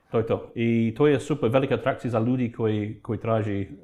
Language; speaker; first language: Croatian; non-native, fluent; English